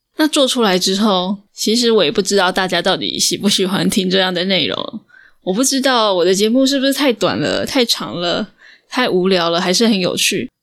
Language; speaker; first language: Chinese; native; Chinese